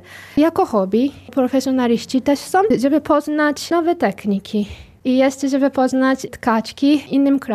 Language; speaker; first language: Polish; non-native, learner; Japanese